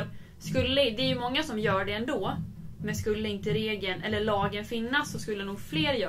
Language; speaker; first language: Swedish; native; Swedish